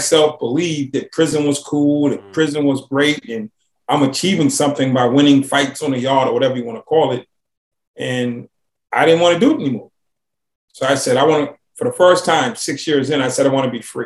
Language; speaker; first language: English; native; English